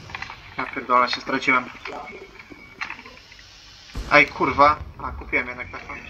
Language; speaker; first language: Polish; native; Polish